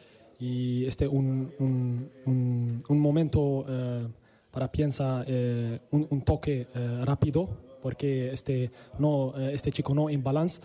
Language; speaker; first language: Spanish; non-native, learner; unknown